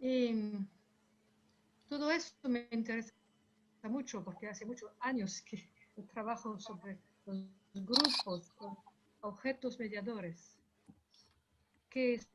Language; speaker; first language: Spanish; non-native, fluent; French